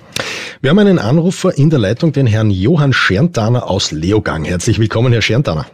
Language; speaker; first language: German; native; German